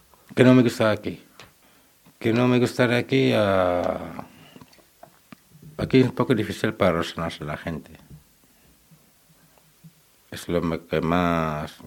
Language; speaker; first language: Spanish; non-native, learner; Wolof